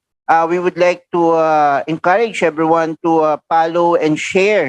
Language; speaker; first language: English; non-native, local second language; Filipino